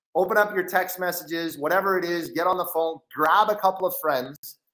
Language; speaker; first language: English; native; English